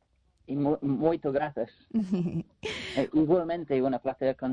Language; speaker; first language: Spanish; non-native, learner; English